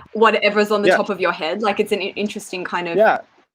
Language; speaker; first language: English; native; English